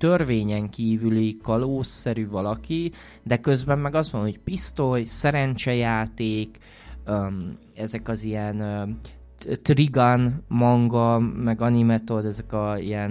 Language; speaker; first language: Hungarian; native; Hungarian